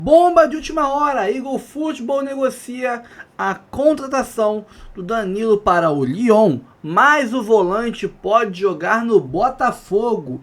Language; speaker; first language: Portuguese; native; Portuguese